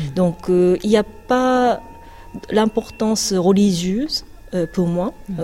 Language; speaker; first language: French; non-native, fluent; Japanese